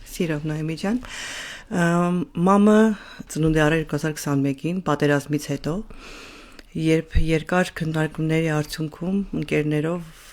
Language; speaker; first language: Armenian; native; Armenian